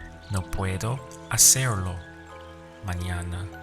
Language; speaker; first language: Spanish; non-native, fluent; English